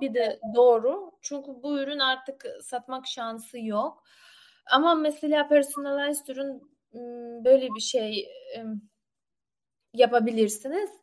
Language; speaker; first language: Turkish; non-native, learner; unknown